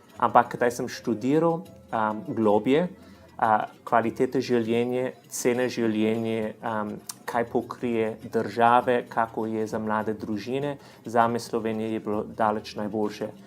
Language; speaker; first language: Slovenian; non-native, learner; English